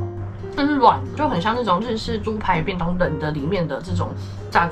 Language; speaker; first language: Chinese; native; Chinese